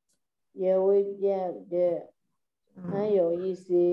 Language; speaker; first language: Chinese; non-native, learner; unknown